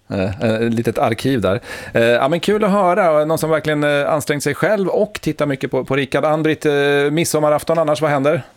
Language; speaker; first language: Swedish; native; Swedish